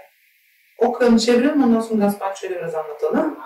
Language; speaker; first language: Turkish; native; Turkish